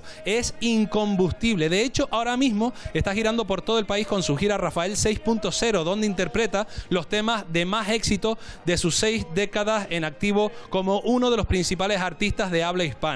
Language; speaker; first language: Spanish; native; Spanish